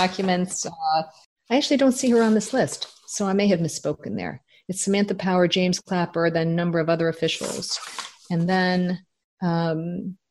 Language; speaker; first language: English; native; English